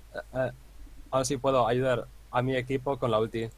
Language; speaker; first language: Spanish; non-native, fluent; Dutch